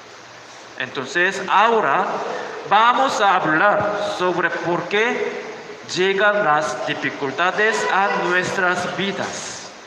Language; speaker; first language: Spanish; non-native, learner; Korean